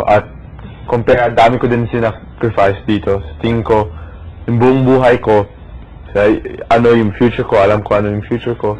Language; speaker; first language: Filipino; early bilingual, heritage; Filipino